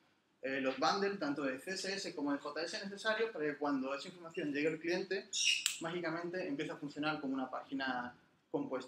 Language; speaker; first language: Spanish; native; Spanish